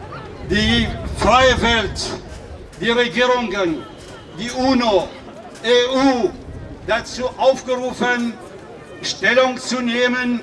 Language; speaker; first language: German; non-native, fluent; Kurdish